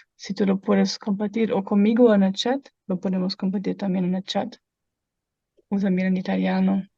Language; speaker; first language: Spanish; non-native, fluent; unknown